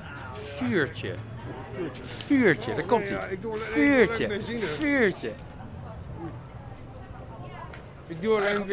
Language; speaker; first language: Dutch; native; Dutch